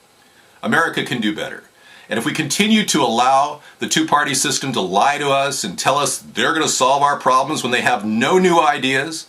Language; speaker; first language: English; native; English